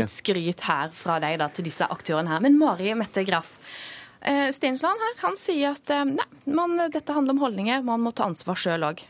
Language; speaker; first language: Norwegian; native; Norwegian